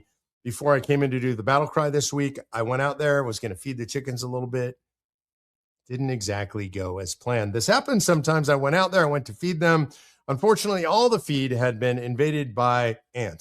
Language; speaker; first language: English; native; English